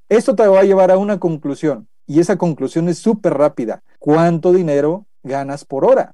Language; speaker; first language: Spanish; native; Spanish